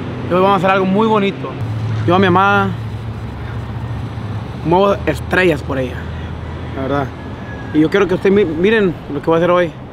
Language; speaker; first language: Spanish; early bilingual, heritage; Spanish